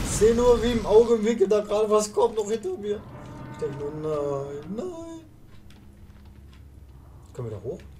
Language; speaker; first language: German; native; German